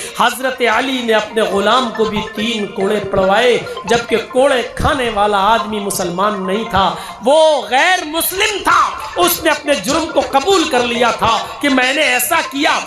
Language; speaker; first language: Urdu; native; Urdu